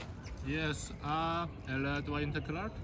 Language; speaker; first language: Swedish; early bilingual, other home language; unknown